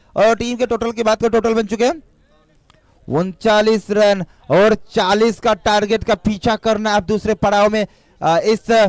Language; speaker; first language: Hindi; non-native, local second language; Marathi